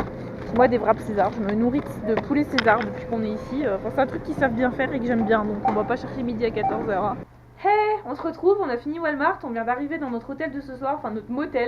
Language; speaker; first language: French; native; French